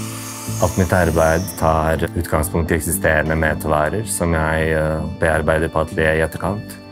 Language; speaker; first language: Norwegian; early bilingual, other home language; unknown